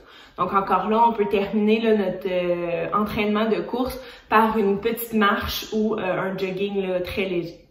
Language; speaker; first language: French; native; French